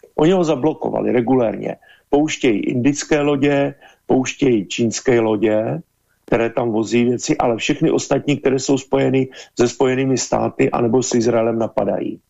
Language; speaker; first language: Czech; native; Czech